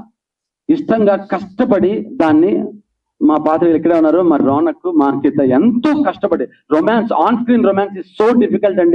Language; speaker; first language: Telugu; native; Telugu